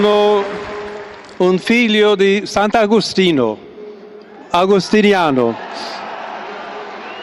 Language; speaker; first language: Italian; non-native, fluent; English